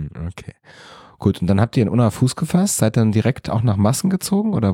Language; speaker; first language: German; native; German